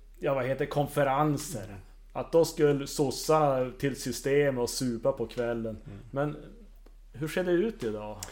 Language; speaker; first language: Swedish; native; Swedish